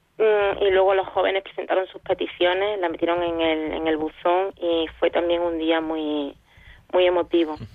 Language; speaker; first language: Spanish; native; Spanish